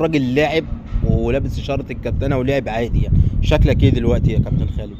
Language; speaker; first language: Arabic; native; Arabic